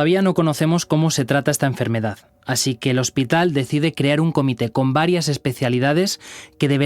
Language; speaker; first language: Spanish; native; Spanish